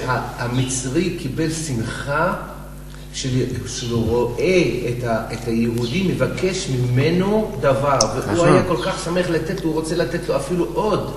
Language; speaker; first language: Hebrew; non-native, fluent; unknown